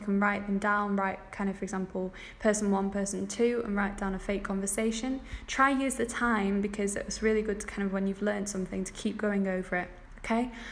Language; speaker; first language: English; native; English